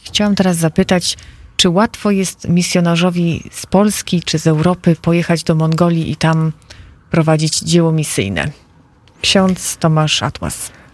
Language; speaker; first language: Polish; native; Polish